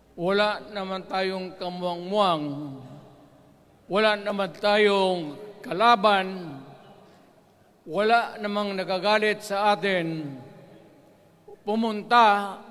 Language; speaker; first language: Filipino; non-native, local second language; Cebuano